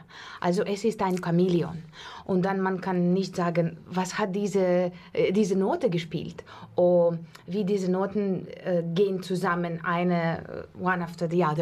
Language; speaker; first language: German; non-native, learner; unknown